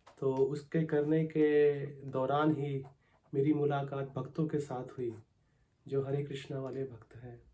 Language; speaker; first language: Hindi; native; Hindi